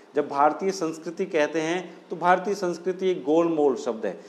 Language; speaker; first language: Hindi; non-native, local second language; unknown